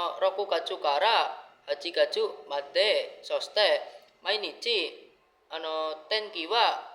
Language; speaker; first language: Japanese; non-native, learner; Indonesian